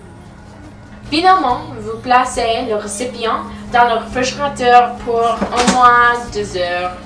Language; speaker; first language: French; non-native, learner; English